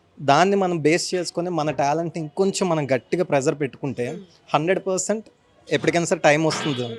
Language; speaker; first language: Telugu; native; Telugu